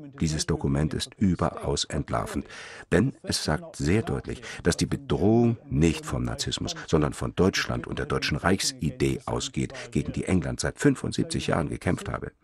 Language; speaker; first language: German; native; German